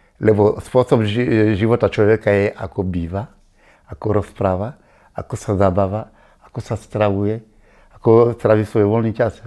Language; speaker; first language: Slovak; non-native, fluent; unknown